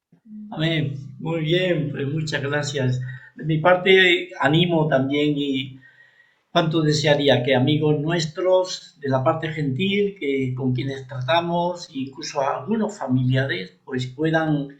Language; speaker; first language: Spanish; native; Spanish